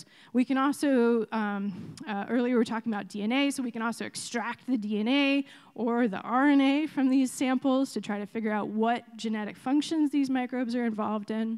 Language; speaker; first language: English; native; English